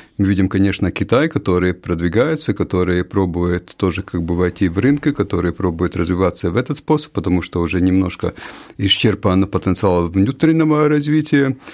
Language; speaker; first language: Russian; non-native, local second language; Latvian